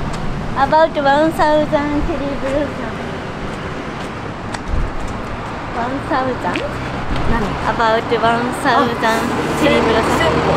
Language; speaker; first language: English; non-native, learner; Japanese